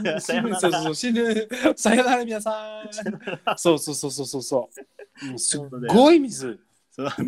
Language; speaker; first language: Japanese; non-native, learner; English